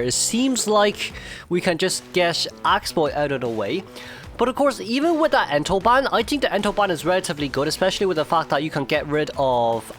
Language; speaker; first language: English; non-native, fluent; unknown